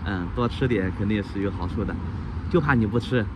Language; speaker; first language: Chinese; native; Chinese